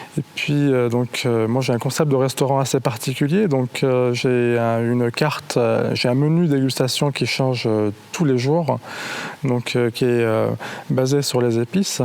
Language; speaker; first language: French; non-native, local second language; Arabic